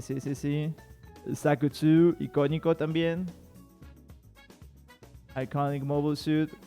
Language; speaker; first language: Spanish; native; Spanish